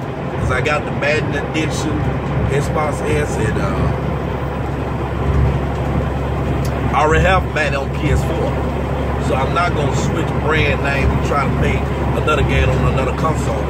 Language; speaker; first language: English; native; English